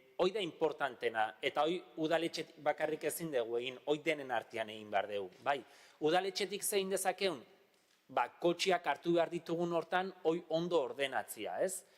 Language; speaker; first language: Basque; native; Basque